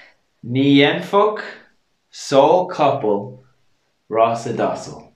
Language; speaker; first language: Irish; non-native, local second language; English